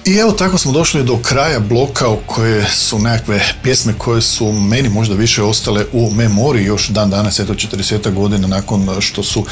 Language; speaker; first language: Croatian; native; Croatian